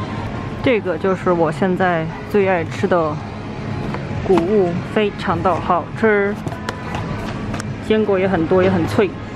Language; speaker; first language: Chinese; native; Chinese